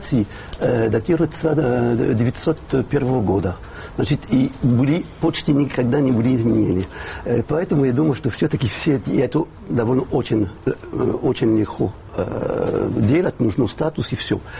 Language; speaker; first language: Russian; non-native, fluent; French